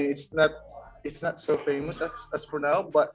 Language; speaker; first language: English; non-native, fluent; Uzbek